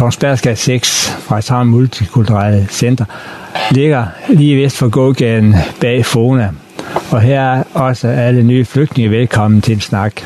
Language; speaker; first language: Danish; native; Danish